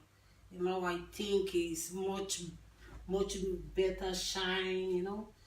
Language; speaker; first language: English; non-native, learner; Portuguese